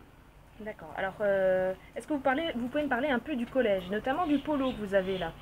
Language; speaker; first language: French; native; French